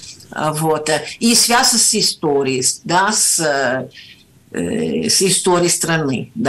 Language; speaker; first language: Russian; non-native, fluent; Italian